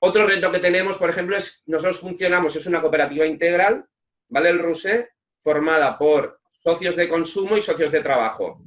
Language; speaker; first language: Spanish; native; Spanish